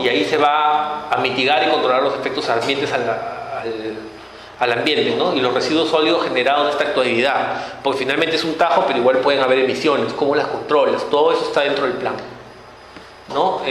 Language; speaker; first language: Spanish; native; Spanish